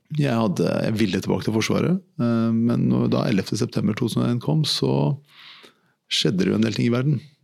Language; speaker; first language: Norwegian; early bilingual, other home language; Persian